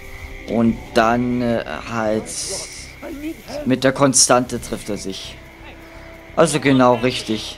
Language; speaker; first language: German; native; German